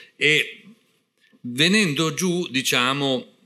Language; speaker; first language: Italian; native; Italian